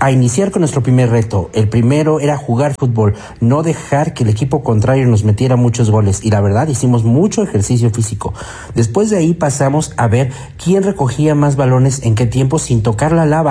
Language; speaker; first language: Spanish; native; Spanish